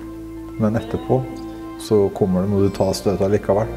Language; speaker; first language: Norwegian; native; Norwegian